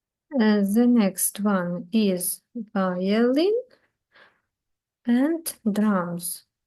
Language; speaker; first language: English; non-native, fluent; Ukrainian